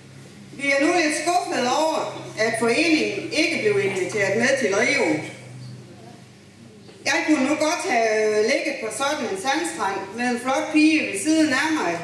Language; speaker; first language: Danish; native; Danish